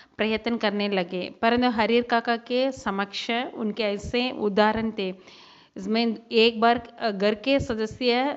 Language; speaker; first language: Hindi; non-native, local second language; Tamil